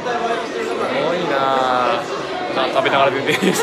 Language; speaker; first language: Japanese; native; Japanese